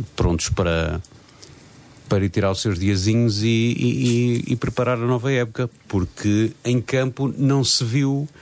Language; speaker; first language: Portuguese; native; Portuguese